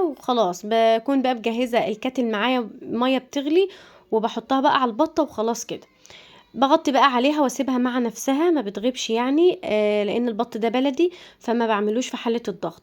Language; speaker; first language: Arabic; native; Arabic